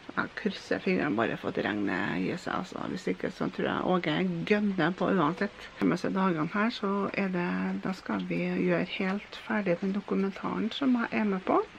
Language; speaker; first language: Norwegian; native; Norwegian